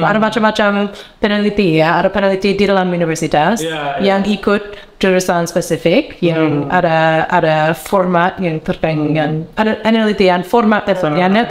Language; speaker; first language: Indonesian; non-native, learner; English